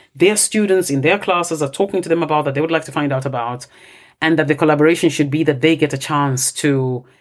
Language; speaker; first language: English; non-native, local second language; Bemba